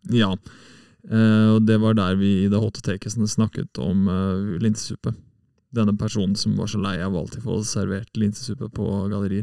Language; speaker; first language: Norwegian; native; Norwegian